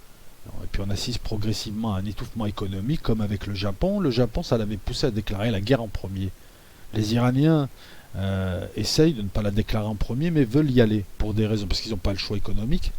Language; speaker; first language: French; native; French